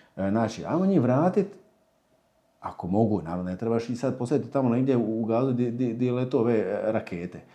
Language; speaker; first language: Croatian; early bilingual, heritage; Croatian